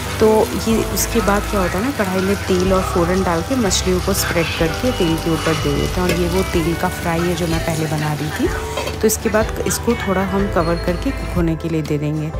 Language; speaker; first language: Hindi; non-native, local second language; Bangla